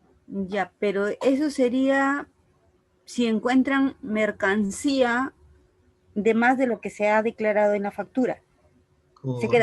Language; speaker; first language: Spanish; native; Spanish